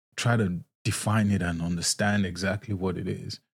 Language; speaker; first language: English; non-native, local second language; Yoruba